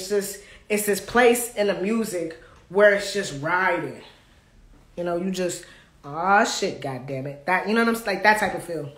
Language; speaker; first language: English; native; English